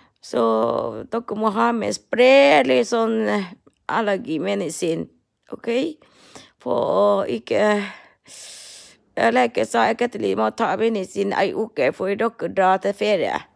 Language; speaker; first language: Norwegian; non-native, learner; Thai